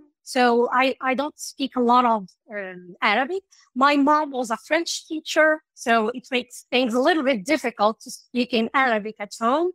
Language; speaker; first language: English; non-native, fluent; Arabic